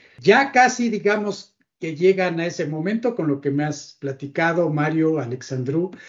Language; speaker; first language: Spanish; native; Spanish